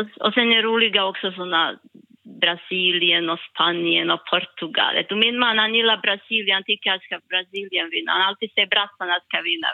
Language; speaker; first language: Swedish; non-native, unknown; Bosnian